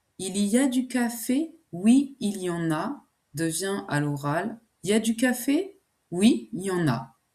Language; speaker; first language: French; native; French